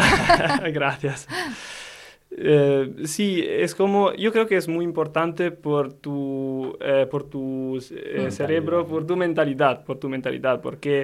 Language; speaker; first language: Spanish; non-native, learner; Italian